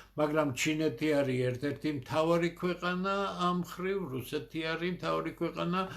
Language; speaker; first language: Georgian; native; Georgian